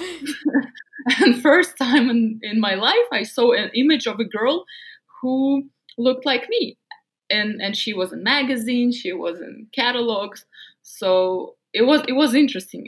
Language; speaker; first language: English; non-native, fluent; Russian